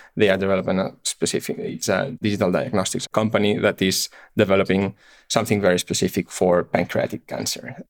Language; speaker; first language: English; non-native, fluent; Catalan